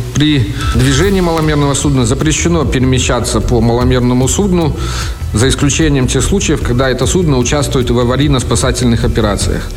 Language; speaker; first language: Russian; native; Russian